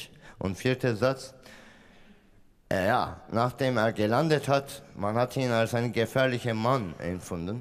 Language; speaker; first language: German; non-native, fluent; Turkish